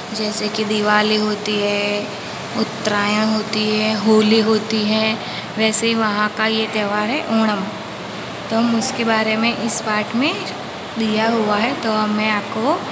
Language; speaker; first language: Hindi; non-native, local second language; Gujarati